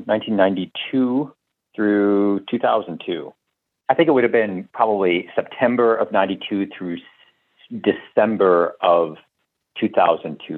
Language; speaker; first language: English; native; English